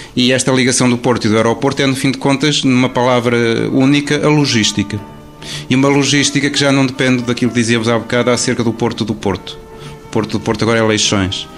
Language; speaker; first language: Portuguese; native; Portuguese